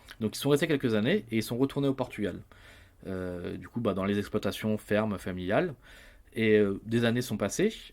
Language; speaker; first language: French; native; French